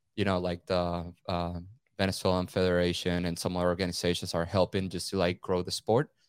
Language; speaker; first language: English; non-native, fluent; Spanish